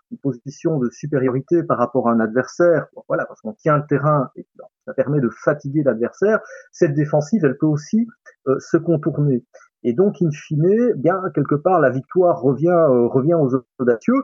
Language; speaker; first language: French; native; French